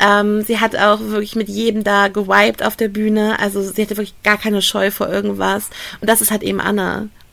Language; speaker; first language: German; native; German